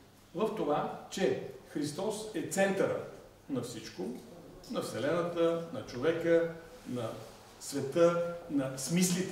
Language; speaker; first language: Bulgarian; native; Bulgarian